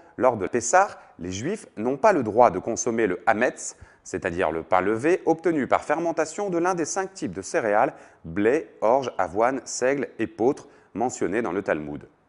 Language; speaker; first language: French; native; French